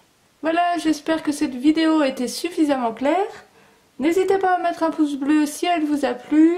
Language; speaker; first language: French; native; French